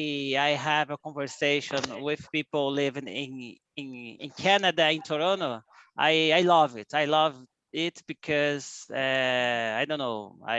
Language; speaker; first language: English; non-native, learner; Portuguese